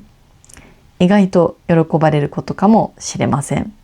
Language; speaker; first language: Japanese; native; Japanese